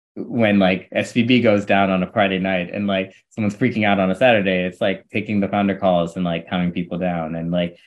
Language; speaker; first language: English; native; English